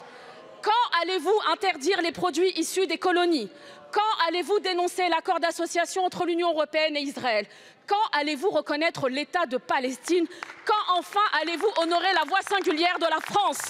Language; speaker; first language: French; native; French